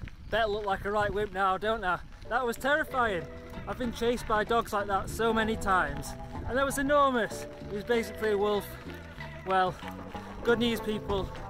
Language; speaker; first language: English; native; English